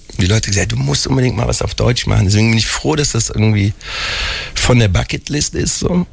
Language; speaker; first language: German; native; German